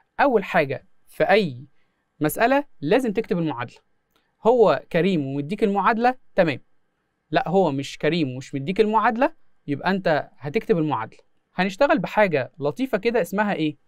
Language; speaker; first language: Arabic; native; Arabic